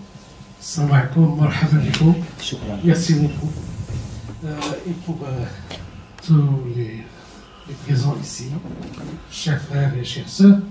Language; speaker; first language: French; non-native, learner; Arabic